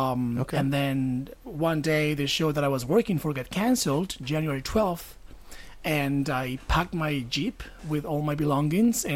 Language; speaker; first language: English; non-native, fluent; Spanish